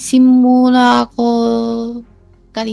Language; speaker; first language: Filipino; non-native, learner; Chinese